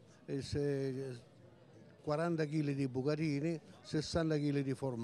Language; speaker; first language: Italian; native; Italian